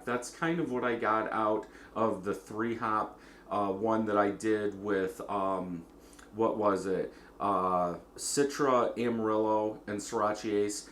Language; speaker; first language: English; native; English